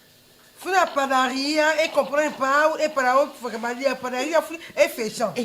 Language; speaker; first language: Portuguese; non-native, learner; Lingala